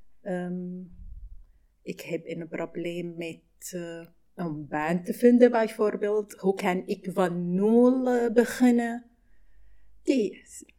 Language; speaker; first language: Dutch; non-native, learner; Arabic